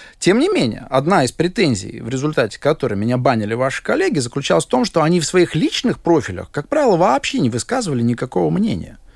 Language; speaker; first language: Russian; native; Russian